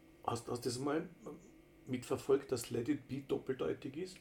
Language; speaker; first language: German; native; German